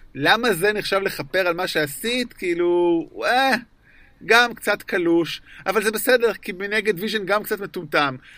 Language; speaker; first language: Hebrew; native; Hebrew